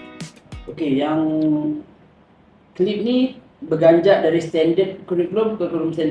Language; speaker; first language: Malay; native; Malay